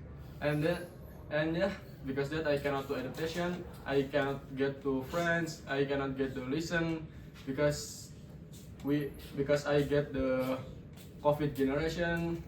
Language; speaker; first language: English; non-native, learner; Indonesian